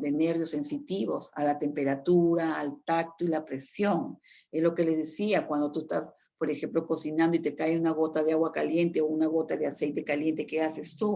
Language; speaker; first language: Spanish; native; Spanish